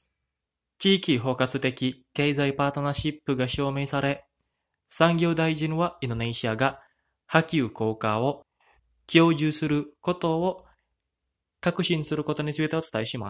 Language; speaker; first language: Japanese; non-native, fluent; Indonesian